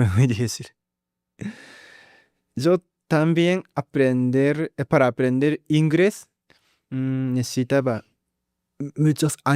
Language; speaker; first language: Spanish; non-native, learner; Japanese